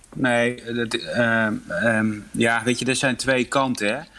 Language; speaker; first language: Dutch; early bilingual, other home language; Polish